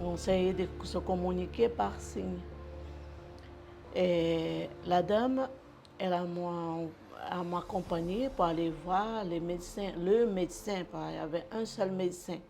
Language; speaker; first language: French; non-native, learner; Portuguese